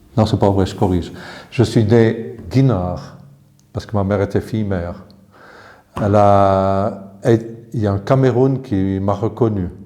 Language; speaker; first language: French; early bilingual, other home language; English